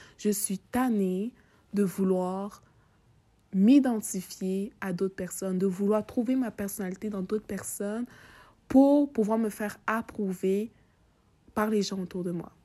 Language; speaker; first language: French; early bilingual, other home language; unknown